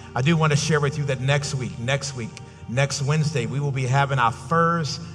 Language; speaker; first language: English; native; English